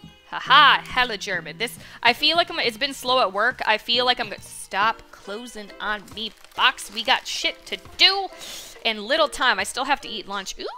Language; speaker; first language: English; native; English